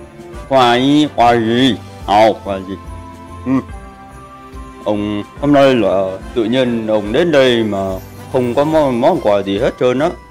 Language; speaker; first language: Vietnamese; native; Vietnamese